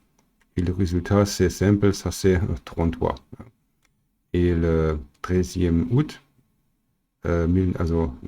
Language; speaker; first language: French; non-native, fluent; German